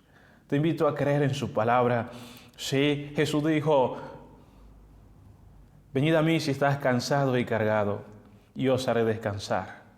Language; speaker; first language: Spanish; native; Spanish